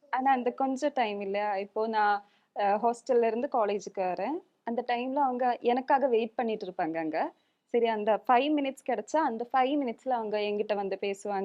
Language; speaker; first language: Tamil; non-native, local second language; Malayalam